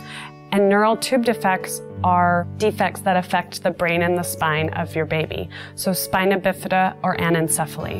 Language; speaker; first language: English; native; English